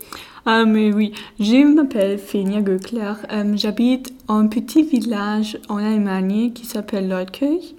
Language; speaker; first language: French; non-native, learner; German